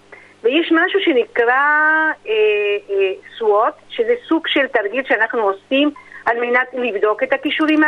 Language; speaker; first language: Hebrew; non-native, fluent; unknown